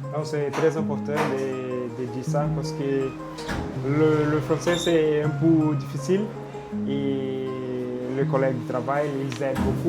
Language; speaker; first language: French; non-native, learner; Portuguese